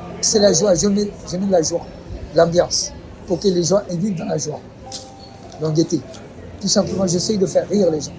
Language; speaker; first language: French; non-native, fluent; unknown